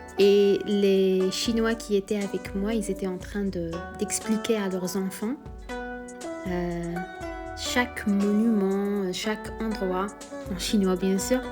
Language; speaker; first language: French; non-native, local second language; Arabic